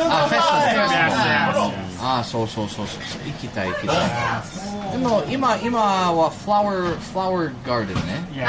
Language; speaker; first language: Japanese; non-native, learner; English